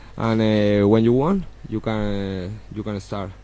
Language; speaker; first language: English; non-native, learner; Spanish